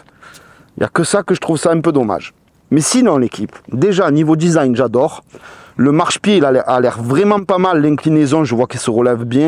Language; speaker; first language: French; native; French